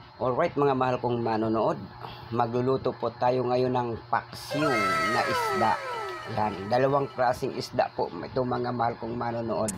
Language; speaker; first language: Filipino; non-native, local second language; Bikol